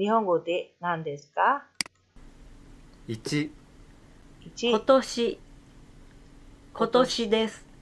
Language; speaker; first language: Japanese; non-native, fluent; Indonesian